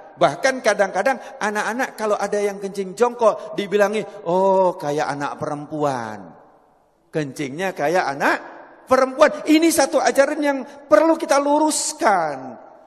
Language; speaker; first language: Indonesian; non-native, local second language; Javanese